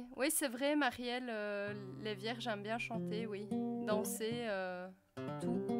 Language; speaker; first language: French; native; French